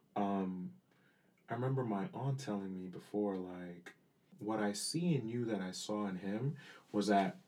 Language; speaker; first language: English; early bilingual, other home language; Spanish